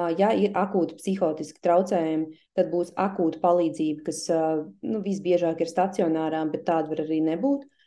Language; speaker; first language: Latvian; non-native, local second language; Russian